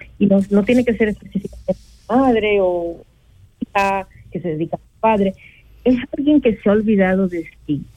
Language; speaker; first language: Spanish; native; Spanish